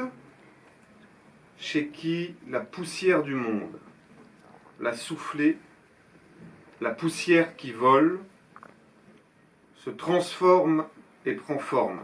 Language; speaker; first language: French; native; French